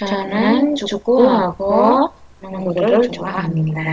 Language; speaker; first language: Korean; non-native, learner; Indonesian